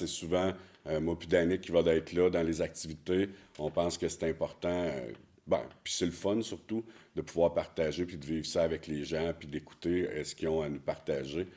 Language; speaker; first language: French; native; French